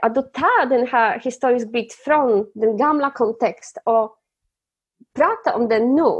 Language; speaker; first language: Swedish; non-native, fluent; Polish